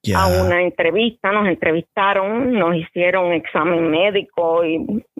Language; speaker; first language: Spanish; native; Spanish